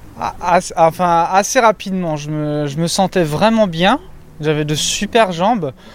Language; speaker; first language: French; native; French